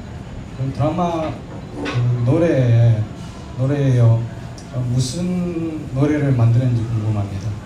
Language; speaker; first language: Korean; non-native, learner; Filipino